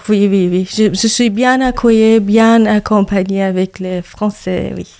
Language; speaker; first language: French; non-native, learner; Persian